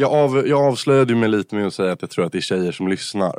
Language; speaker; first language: Swedish; native; Swedish